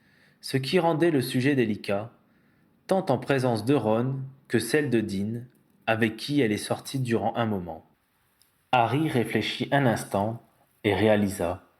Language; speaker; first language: French; native; French